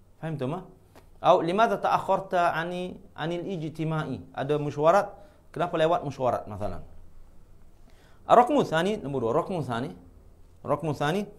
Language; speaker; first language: Arabic; non-native, fluent; Malay